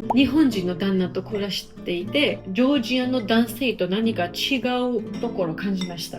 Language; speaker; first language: Japanese; non-native, fluent; Georgian